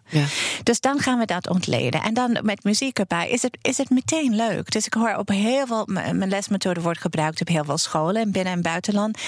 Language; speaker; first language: Dutch; non-native, fluent; English